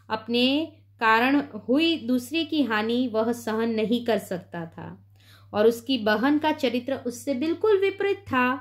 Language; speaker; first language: Hindi; non-native, local second language; Gujarati